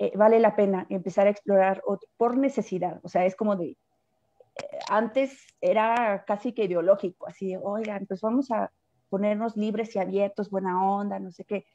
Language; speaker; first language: Spanish; native; Spanish